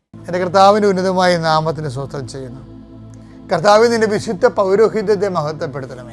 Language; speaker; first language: Malayalam; native; Malayalam